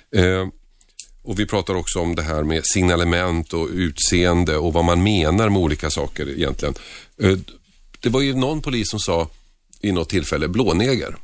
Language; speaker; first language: Swedish; early bilingual, other home language; Finnish